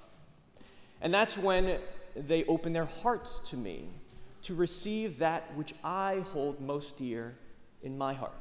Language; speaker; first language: English; native; English